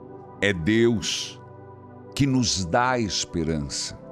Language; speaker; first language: Portuguese; native; Portuguese